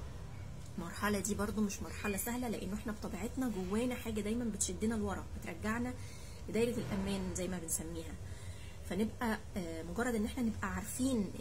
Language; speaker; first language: Arabic; native; Arabic